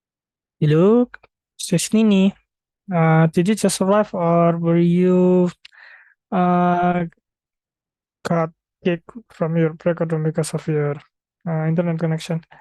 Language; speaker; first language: English; non-native, fluent; Indonesian